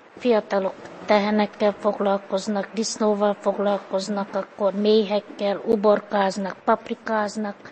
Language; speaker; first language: Hungarian; native; Hungarian